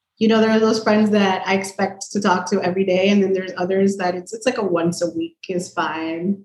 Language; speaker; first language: English; native; English